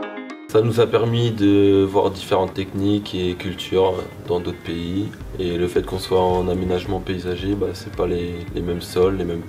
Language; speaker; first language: French; native; French